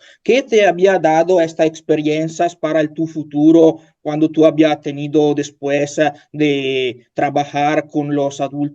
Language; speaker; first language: Spanish; non-native, learner; Italian